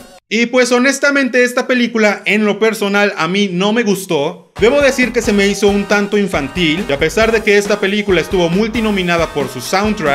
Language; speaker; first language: Spanish; native; Spanish